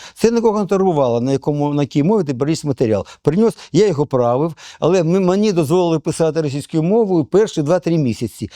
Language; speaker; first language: Ukrainian; non-native, local second language; Russian